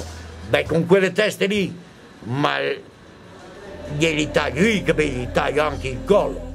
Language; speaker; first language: Italian; native; Italian